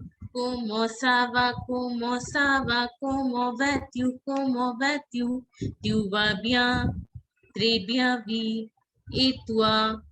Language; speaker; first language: French; non-native, fluent; Hindi